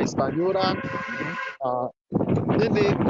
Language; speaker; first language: Spanish; non-native, fluent; Haitian Creole